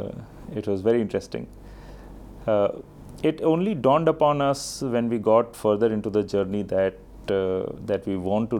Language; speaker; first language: English; non-native, local second language; Hindi